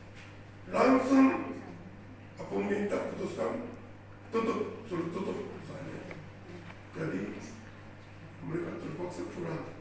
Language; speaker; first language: Indonesian; non-native, fluent; Japanese